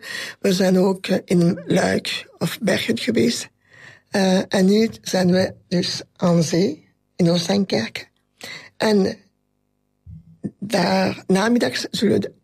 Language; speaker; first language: Dutch; non-native, local second language; French